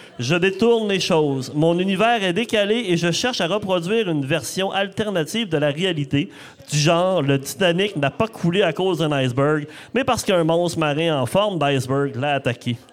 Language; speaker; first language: French; native; French